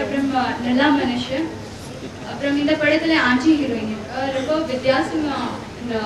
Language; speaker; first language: Tamil; non-native, learner; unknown